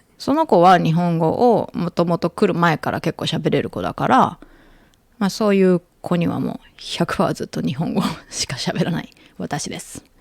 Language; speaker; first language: Japanese; native; Japanese